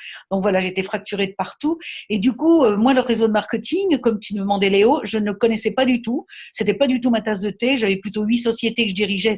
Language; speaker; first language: French; native; French